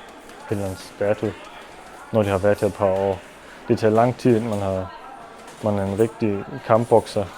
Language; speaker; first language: Danish; non-native, local second language; German